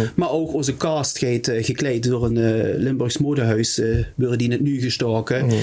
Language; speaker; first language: Dutch; native; Dutch